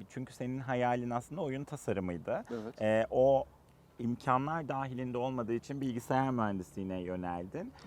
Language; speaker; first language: Turkish; native; Turkish